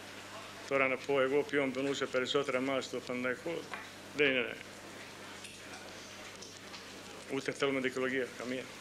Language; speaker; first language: Greek; non-native, fluent; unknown